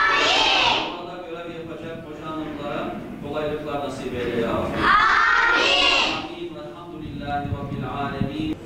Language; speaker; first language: Turkish; native; Turkish